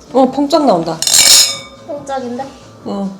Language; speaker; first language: Korean; native; Korean